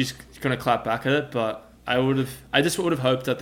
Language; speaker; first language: English; native; English